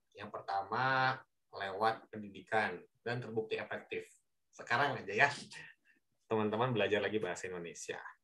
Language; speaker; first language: Indonesian; native; Indonesian